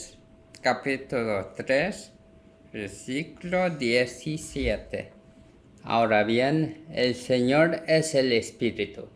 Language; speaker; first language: Spanish; non-native, learner; Korean